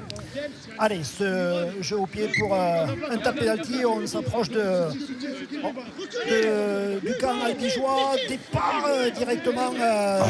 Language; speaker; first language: French; native; French